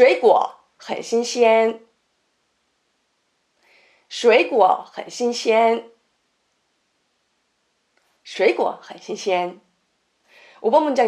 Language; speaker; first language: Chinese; non-native, fluent; Korean